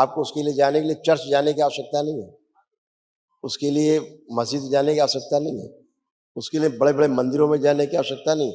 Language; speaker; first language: Hindi; native; Hindi